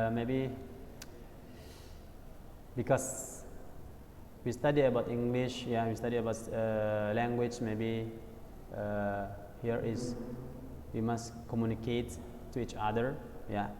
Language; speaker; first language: English; non-native, learner; Indonesian